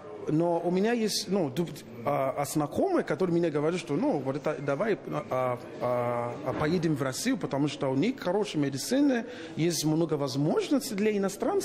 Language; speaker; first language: Russian; non-native, learner; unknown